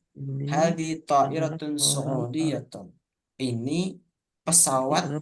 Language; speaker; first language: Arabic; non-native, fluent; Indonesian